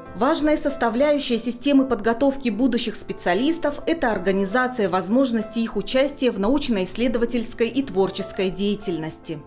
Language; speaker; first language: Russian; native; Russian